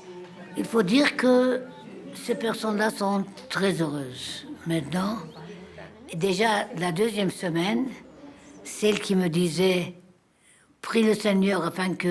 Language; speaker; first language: French; non-native, fluent; Armenian